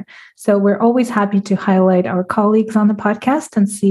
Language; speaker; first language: English; non-native, fluent; Russian